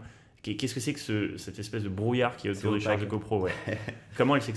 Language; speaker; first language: French; native; French